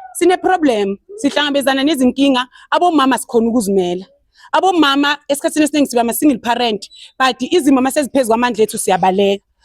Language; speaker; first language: Zulu; native; Zulu